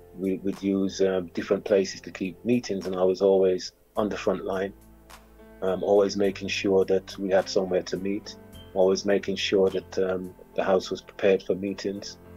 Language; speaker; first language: English; native; English